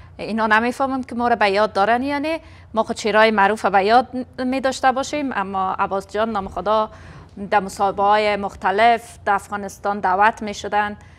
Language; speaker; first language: Persian; native; Persian